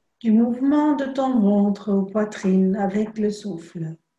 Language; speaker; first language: French; non-native, fluent; German